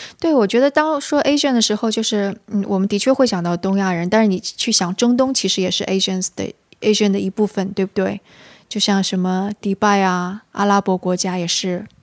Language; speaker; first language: Chinese; native; Chinese